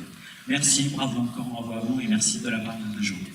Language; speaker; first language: French; native; French